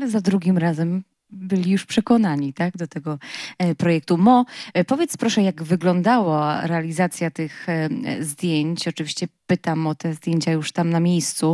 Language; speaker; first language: Polish; native; Polish